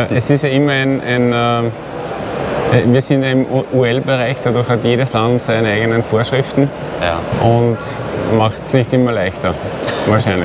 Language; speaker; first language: German; native; German